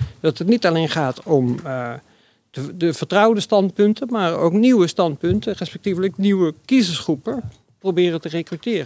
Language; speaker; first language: Dutch; native; Dutch